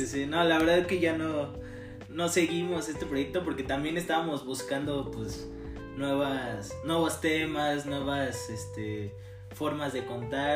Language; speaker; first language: Spanish; native; Spanish